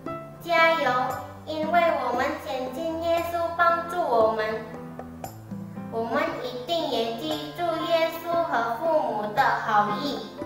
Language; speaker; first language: Chinese; non-native, learner; Indonesian